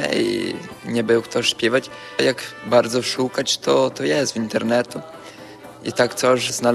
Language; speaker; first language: Polish; early bilingual, heritage; Polish